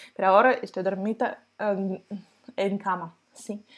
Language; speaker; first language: Spanish; non-native, fluent; Russian